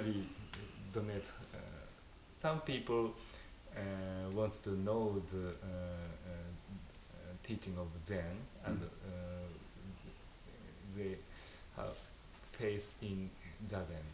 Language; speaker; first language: English; non-native, fluent; Japanese